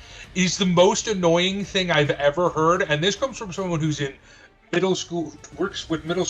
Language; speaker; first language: English; native; English